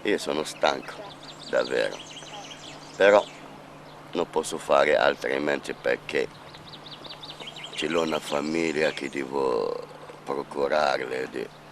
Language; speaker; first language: Italian; non-native, fluent; Armenian